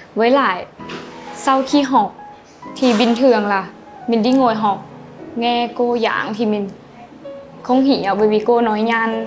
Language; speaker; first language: Vietnamese; non-native, learner; Lao